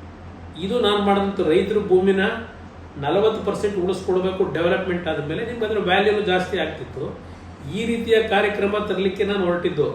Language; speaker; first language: Kannada; native; Kannada